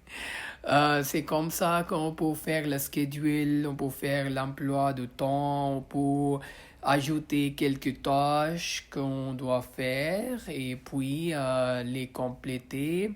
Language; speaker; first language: French; non-native, learner; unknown